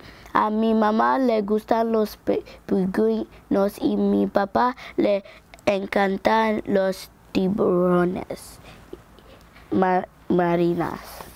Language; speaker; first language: Spanish; non-native, learner; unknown